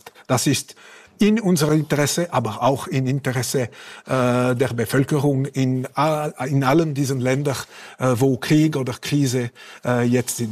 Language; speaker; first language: German; non-native, local second language; French